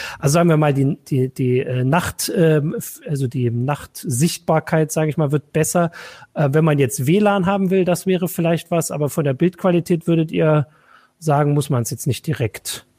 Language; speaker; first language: German; native; German